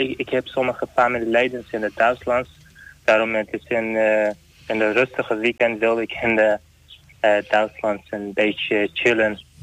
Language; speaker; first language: Dutch; non-native, learner; Arabic